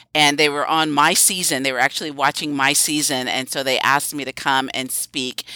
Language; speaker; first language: English; native; English